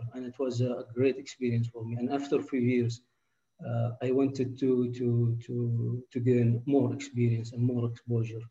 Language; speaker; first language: English; non-native, fluent; Arabic